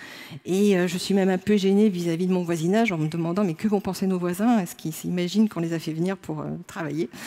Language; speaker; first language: French; native; French